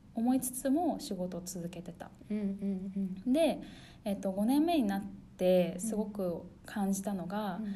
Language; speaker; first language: Japanese; early bilingual, other home language; Chinese